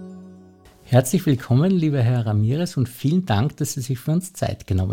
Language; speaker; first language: German; native; German